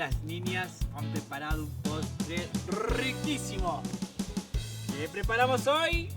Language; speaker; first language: Spanish; native; Spanish